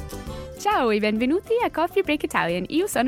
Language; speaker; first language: Italian; non-native, learner; English